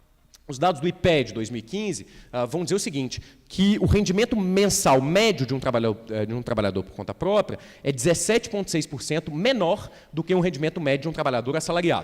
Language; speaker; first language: Portuguese; native; Portuguese